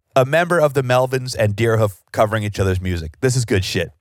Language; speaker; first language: English; native; English